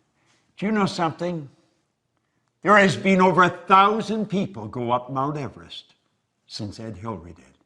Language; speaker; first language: English; native; English